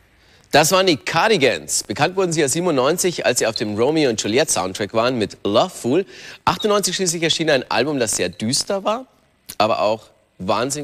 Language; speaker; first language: German; native; German